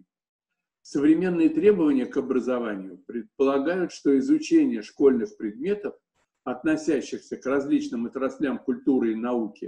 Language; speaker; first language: Russian; native; Russian